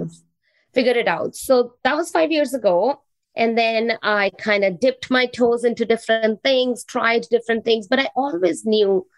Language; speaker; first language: English; non-native, local second language; Hindi